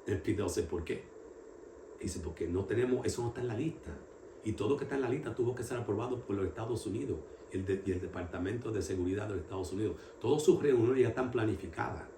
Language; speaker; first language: Spanish; early bilingual, heritage; Spanish